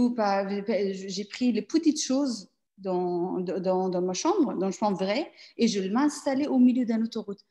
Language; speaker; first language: French; non-native, learner; Persian